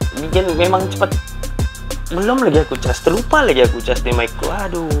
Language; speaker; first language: Malay; native; Malay